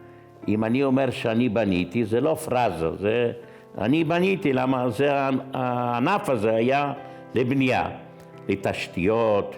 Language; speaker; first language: Hebrew; non-native, fluent; Yiddish